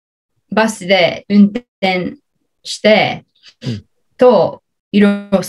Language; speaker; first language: Japanese; non-native, learner; English